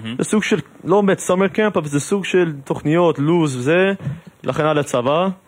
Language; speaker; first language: Hebrew; non-native, fluent; English